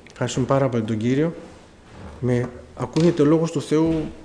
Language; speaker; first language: Greek; early bilingual, other home language; German